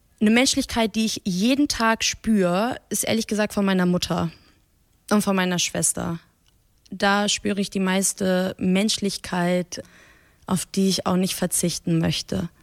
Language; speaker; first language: German; early bilingual, other home language; Persian